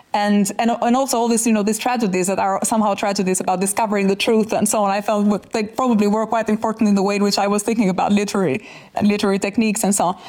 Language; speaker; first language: English; non-native, fluent; Albanian